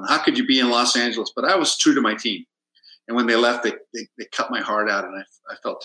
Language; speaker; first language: English; early bilingual, other home language; Spanish